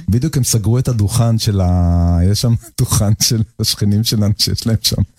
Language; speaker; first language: Hebrew; native; Hebrew